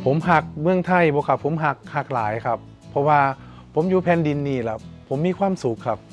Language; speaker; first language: Thai; native; Thai